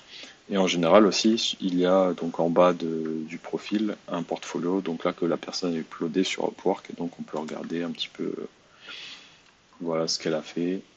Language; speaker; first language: French; native; French